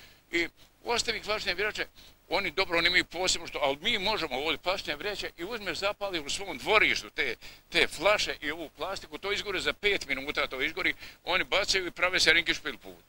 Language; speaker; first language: Bosnian; native; Bosnian